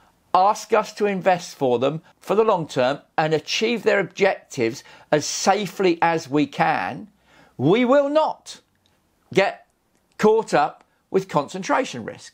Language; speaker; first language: English; native; English